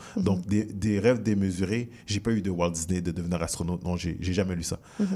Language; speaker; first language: French; native; French